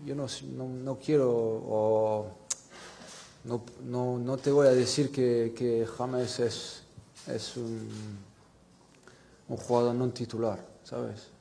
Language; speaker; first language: Spanish; non-native, fluent; French